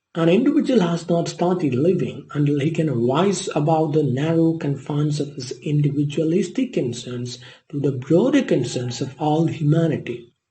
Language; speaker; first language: English; non-native, local second language; Malayalam